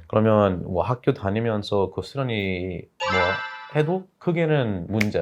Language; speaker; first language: Korean; non-native, fluent; English